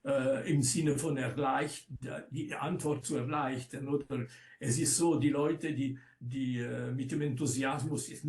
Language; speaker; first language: German; non-native, local second language; Italian